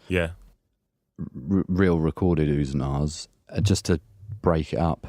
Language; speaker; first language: English; native; English